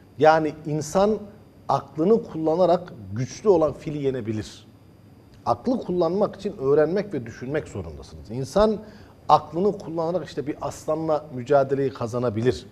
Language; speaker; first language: Turkish; early bilingual, heritage; Turkish